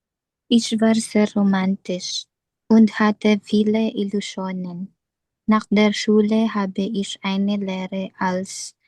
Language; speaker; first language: German; non-native, learner; Filipino